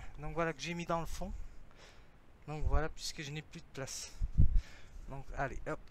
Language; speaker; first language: French; native; French